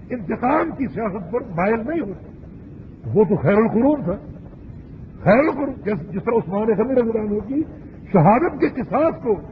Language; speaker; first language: Urdu; native; Urdu